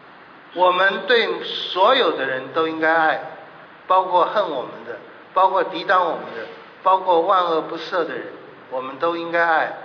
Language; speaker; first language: Chinese; native; Chinese